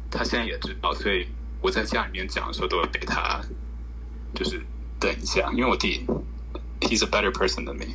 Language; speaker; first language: Chinese; early bilingual, heritage; Chinese